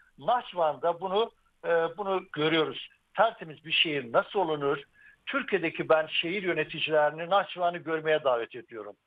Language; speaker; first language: Turkish; native; Turkish